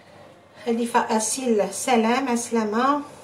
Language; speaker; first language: Arabic; native; Arabic